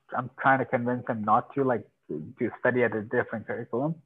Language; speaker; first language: English; non-native, fluent; Persian